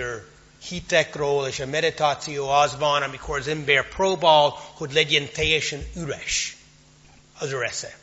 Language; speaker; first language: Hungarian; non-native, fluent; English